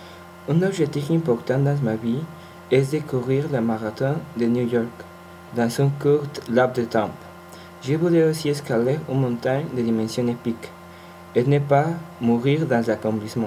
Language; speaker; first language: French; non-native, learner; Spanish